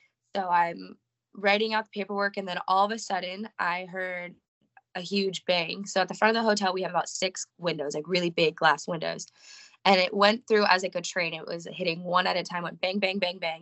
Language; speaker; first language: English; native; English